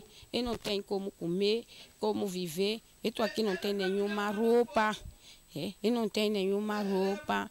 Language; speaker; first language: Portuguese; non-native, local second language; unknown